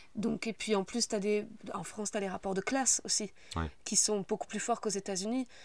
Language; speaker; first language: French; native; French